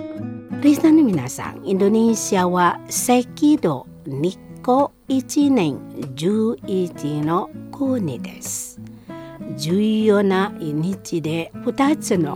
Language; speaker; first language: Japanese; non-native, fluent; Indonesian